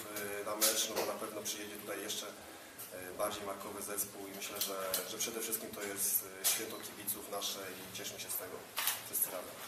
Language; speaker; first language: Polish; native; Polish